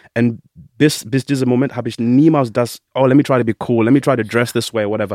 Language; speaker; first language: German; non-native, learner; English